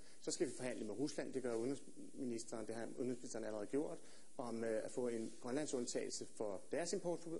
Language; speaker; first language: Danish; native; Danish